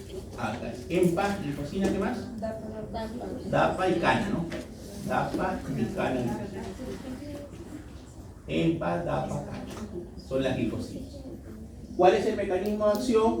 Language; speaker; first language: Spanish; native; Spanish